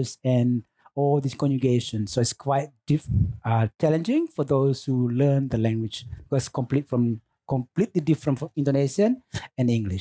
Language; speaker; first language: English; non-native, fluent; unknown